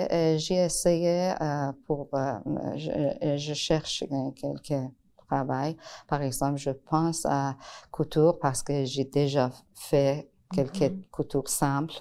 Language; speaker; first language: French; non-native, learner; Persian